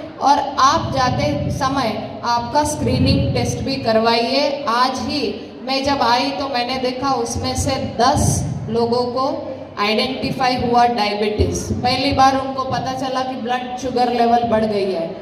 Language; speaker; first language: Hindi; non-native, local second language; Marathi